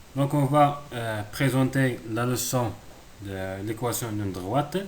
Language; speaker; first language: French; non-native, local second language; Arabic